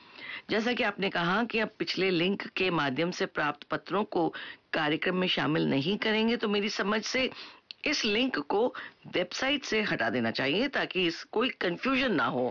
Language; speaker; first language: Hindi; native; Hindi